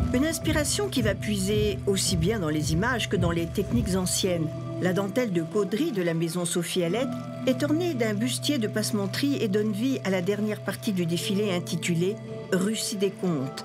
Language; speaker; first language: French; native; French